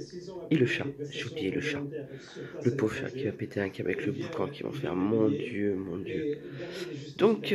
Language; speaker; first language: French; native; French